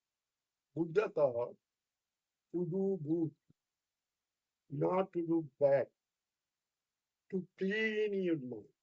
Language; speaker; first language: English; non-native, fluent; Bangla